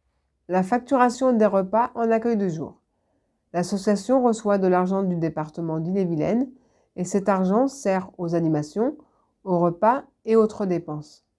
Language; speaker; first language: French; native; French